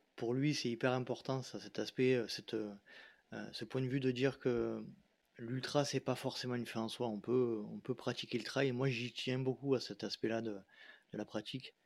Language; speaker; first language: French; native; French